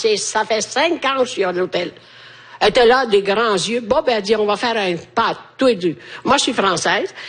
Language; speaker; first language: French; non-native, fluent; Italian